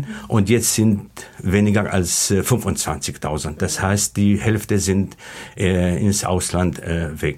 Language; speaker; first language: German; non-native, learner; Arabic